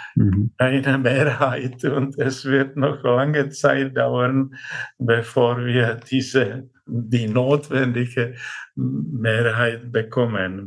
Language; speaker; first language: German; non-native, fluent; Czech